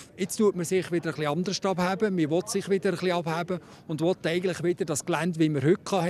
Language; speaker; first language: German; native; German